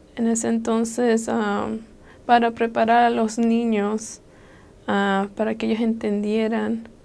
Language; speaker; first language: Spanish; early bilingual, other home language; English